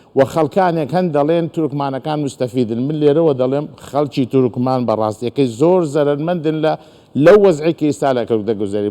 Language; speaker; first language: Central Kurdish; non-native, local second language; Azerbaijani